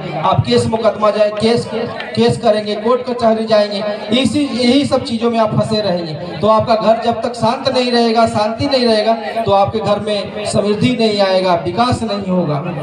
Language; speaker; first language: Hindi; native; Hindi